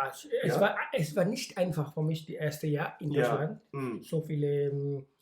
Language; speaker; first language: German; non-native, learner; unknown